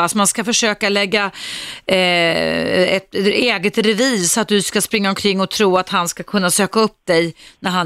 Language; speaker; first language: Swedish; native; Swedish